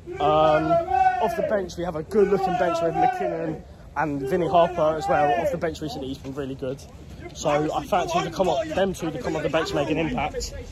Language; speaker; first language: English; native; English